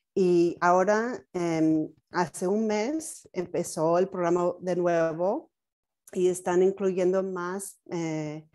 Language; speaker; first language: Spanish; non-native, fluent; English